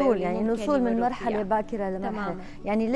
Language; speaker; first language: Arabic; native; Arabic